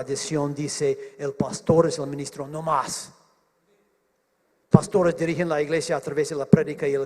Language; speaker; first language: Spanish; non-native, fluent; English